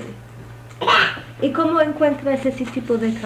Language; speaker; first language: Spanish; non-native, fluent; English